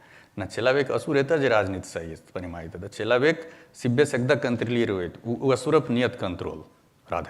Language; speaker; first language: Russian; non-native, learner; Hindi